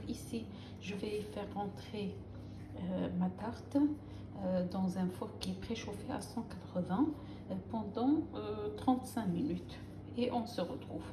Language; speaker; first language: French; non-native, local second language; Arabic